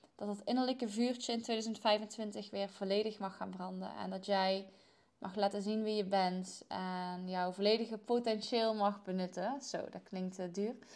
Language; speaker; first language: Dutch; native; Dutch